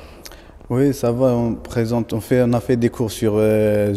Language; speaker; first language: French; non-native, local second language; Arabic